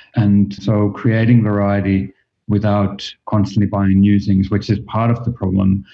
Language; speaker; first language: English; non-native, fluent; Finnish